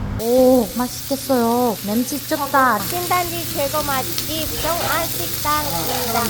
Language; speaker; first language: Korean; non-native, local second language; Vietnamese